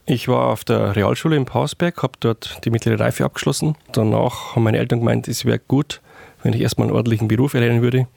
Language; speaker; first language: German; native; German